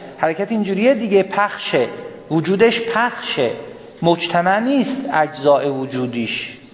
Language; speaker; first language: Persian; non-native, local second language; Azerbaijani